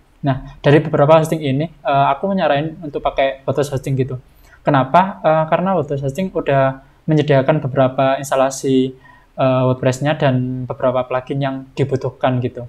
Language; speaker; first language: Indonesian; native; Indonesian